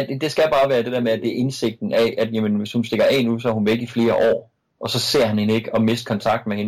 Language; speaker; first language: Danish; native; Danish